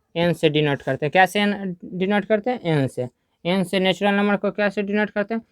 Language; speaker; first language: Hindi; native; Hindi